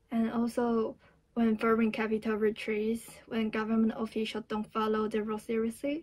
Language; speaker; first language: English; non-native, fluent; Chinese